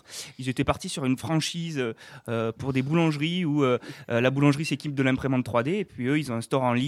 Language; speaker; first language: French; native; French